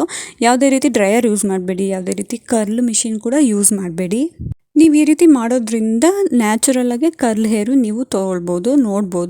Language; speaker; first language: Kannada; native; Kannada